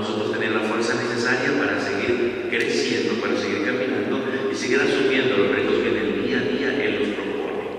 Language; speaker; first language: Spanish; native; Spanish